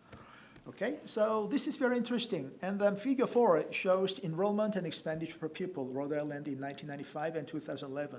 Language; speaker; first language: English; non-native, fluent; Korean